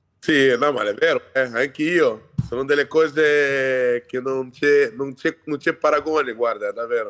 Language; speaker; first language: Italian; non-native, fluent; Portuguese